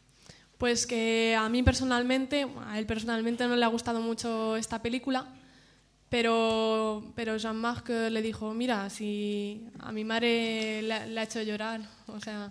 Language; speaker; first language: Spanish; native; Spanish